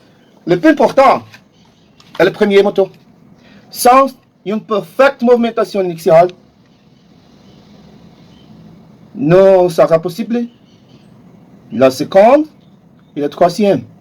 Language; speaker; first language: French; non-native, learner; Portuguese